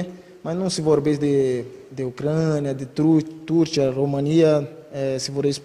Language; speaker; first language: Romanian; non-native, learner; Portuguese